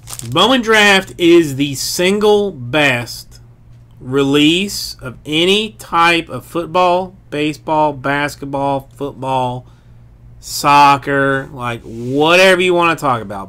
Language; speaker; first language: English; native; English